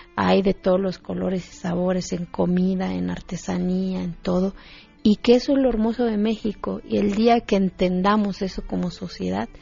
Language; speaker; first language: Spanish; non-native, local second language; Zapotec